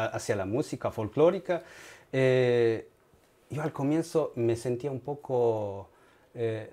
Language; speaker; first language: Spanish; native; Spanish